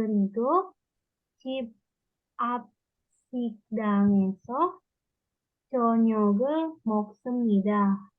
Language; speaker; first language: Korean; non-native, learner; Indonesian